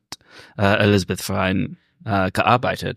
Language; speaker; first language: German; non-native, learner; English